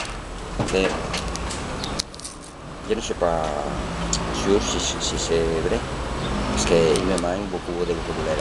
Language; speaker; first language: French; non-native, learner; Spanish